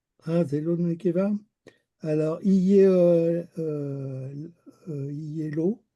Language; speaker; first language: Hebrew; non-native, learner; French